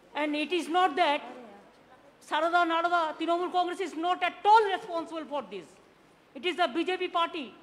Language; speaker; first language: English; non-native, local second language; Bangla